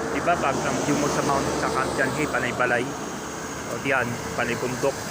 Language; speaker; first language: Filipino; non-native, local second language; Iloko